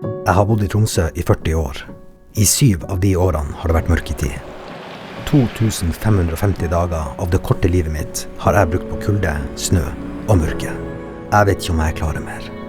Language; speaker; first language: Norwegian; native; Norwegian